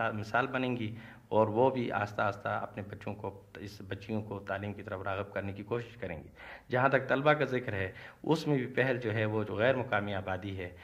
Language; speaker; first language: Urdu; non-native, local second language; Shina